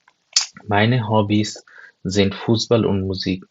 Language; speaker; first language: German; non-native, fluent; Bangla